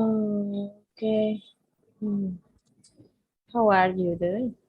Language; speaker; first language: English; non-native, learner; Spanish